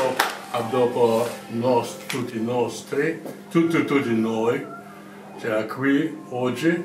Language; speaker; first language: Italian; non-native, learner; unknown